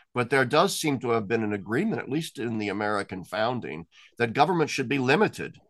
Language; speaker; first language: English; native; English